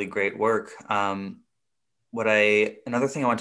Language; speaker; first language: English; native; English